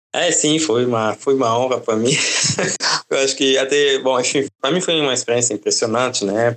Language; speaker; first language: Portuguese; non-native, fluent; French